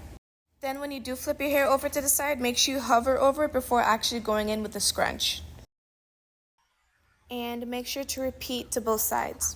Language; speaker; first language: English; native; English